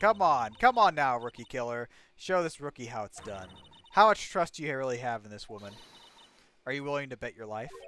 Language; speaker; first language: English; native; English